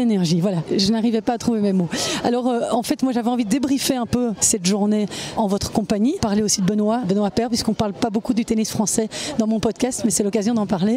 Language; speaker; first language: French; native; French